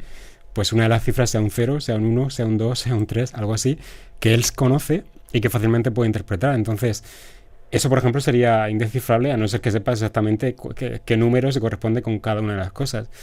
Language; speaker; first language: Spanish; native; Spanish